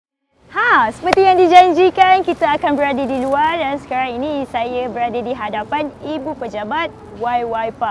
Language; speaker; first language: Malay; native; Malay